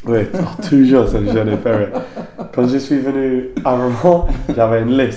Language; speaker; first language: French; non-native, learner; English